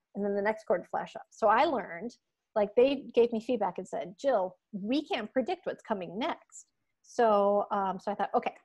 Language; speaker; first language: English; native; English